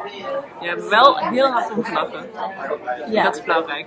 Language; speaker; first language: Dutch; native; Dutch